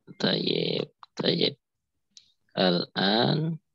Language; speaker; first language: Arabic; non-native, fluent; Indonesian